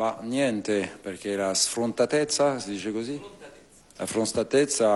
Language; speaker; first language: Italian; non-native, fluent; French